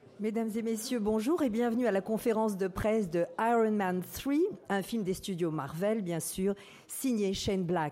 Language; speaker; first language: French; native; French